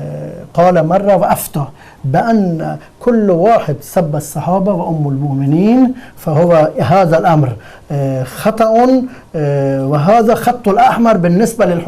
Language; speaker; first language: Arabic; non-native, fluent; Persian